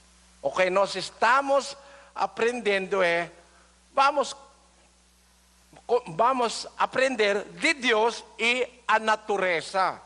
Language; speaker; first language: Portuguese; non-native, learner; Filipino